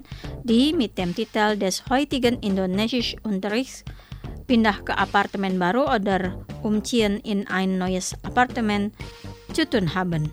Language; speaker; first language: German; non-native, fluent; Indonesian